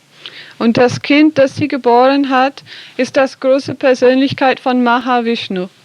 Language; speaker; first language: German; non-native, fluent; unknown